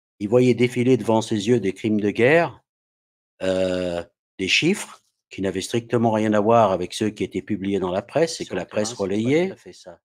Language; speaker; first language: French; non-native, fluent; English